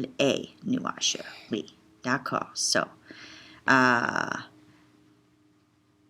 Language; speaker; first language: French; non-native, fluent; English